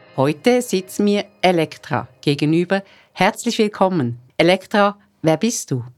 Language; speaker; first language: German; native; German